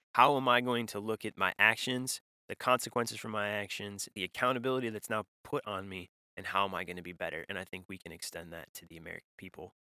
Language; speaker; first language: English; native; English